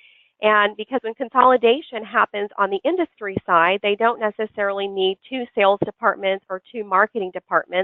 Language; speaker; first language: English; native; English